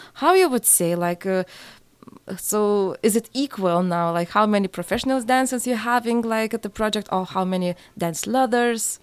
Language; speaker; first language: English; non-native, learner; Lithuanian